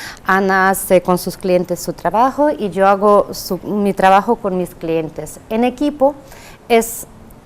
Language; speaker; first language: Spanish; non-native, fluent; Russian